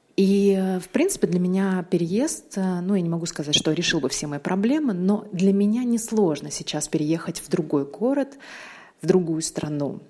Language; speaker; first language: Russian; native; Russian